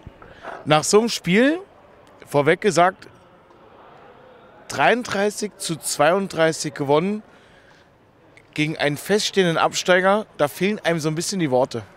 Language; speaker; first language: German; native; German